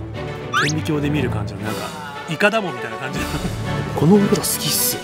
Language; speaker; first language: Japanese; native; Japanese